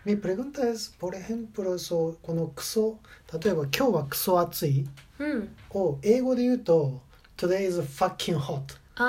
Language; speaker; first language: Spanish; non-native, learner; Japanese